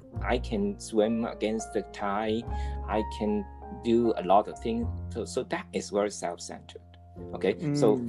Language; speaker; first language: English; non-native, local second language; Cantonese